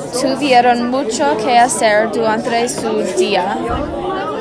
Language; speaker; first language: Spanish; non-native, learner; English